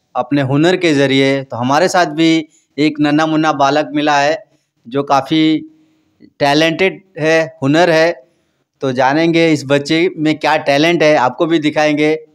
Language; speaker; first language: Hindi; native; Hindi